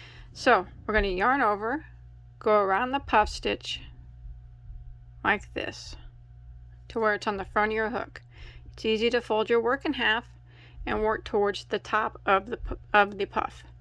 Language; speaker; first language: English; native; English